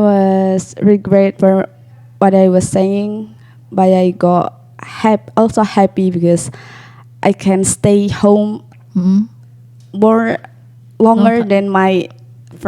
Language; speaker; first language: English; non-native, learner; Indonesian